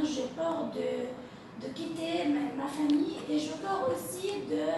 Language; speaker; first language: French; non-native, fluent; Arabic